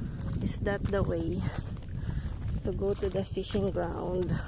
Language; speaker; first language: English; non-native, local second language; Filipino